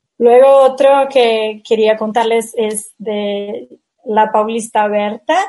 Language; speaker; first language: Spanish; non-native, fluent; Portuguese